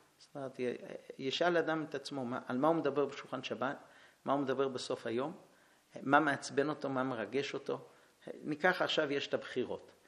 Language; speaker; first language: Hebrew; early bilingual, heritage; Hebrew